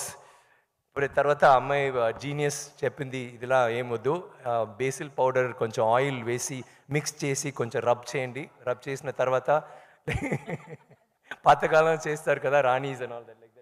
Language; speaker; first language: Telugu; non-native, learner; Tamil